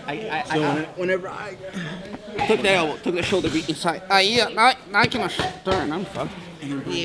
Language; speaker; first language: English; non-native, fluent; Portuguese